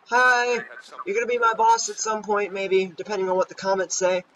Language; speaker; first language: English; native; English